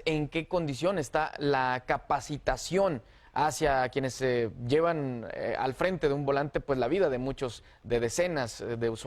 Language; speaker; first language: Spanish; native; Spanish